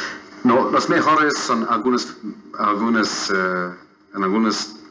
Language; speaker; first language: Spanish; non-native, fluent; English